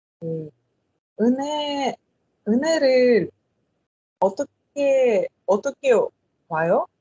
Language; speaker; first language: Korean; non-native, learner; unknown